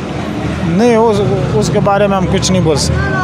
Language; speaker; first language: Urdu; non-native, local second language; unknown